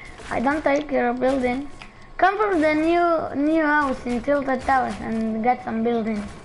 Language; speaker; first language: English; non-native, learner; Hebrew